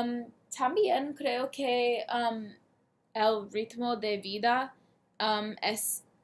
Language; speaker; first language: Spanish; non-native, learner; English